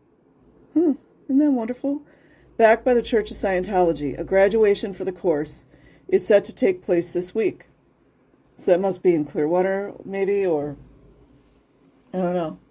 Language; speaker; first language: English; native; English